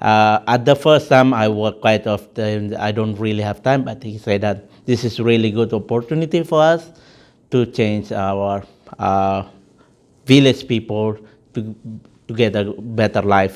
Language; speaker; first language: English; non-native, fluent; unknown